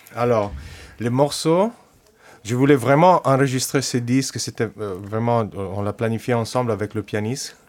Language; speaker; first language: French; non-native, fluent; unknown